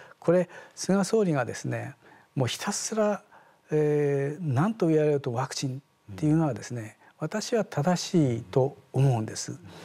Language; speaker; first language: Japanese; native; Japanese